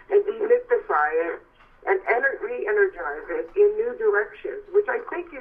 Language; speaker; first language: English; native; English